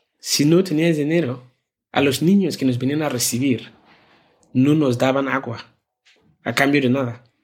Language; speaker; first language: Spanish; non-native, fluent; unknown